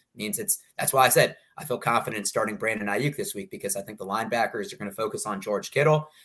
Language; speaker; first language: English; native; English